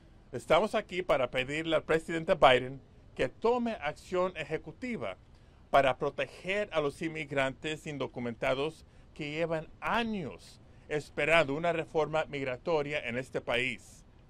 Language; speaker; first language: Spanish; early bilingual, heritage; Spanish